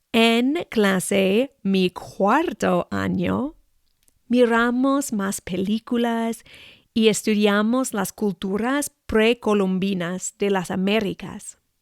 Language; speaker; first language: Spanish; non-native, fluent; English